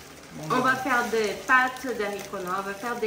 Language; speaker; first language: French; non-native, learner; Japanese